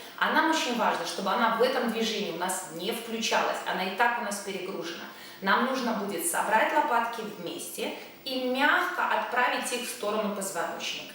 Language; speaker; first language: Russian; native; Russian